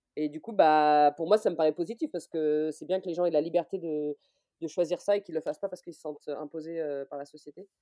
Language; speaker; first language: French; native; French